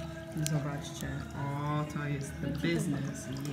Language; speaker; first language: Polish; non-native, learner; English